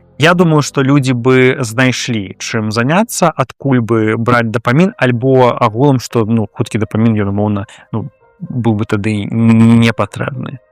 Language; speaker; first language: Belarusian; non-native, local second language; Russian